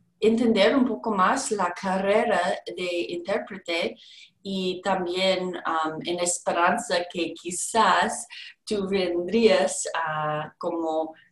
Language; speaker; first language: Spanish; non-native, learner; English